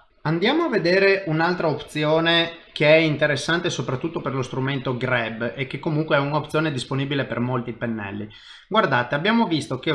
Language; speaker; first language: Italian; native; Italian